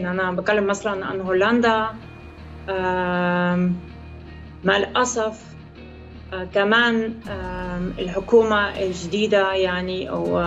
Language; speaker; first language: Arabic; non-native, fluent; Dutch